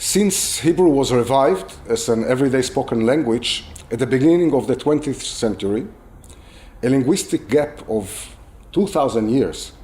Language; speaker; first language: English; non-native, fluent; Hebrew